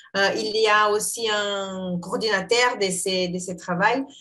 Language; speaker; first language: French; non-native, fluent; Portuguese